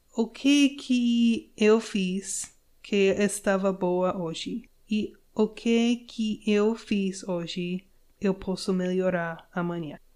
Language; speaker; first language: Portuguese; non-native, learner; English